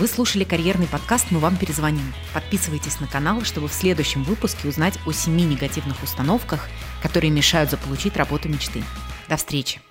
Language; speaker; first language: Russian; native; Russian